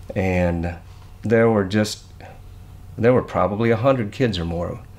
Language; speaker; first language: English; native; English